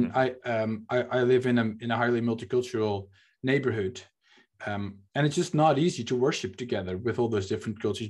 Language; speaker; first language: English; non-native, fluent; Dutch